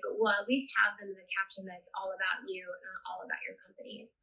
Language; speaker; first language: English; native; English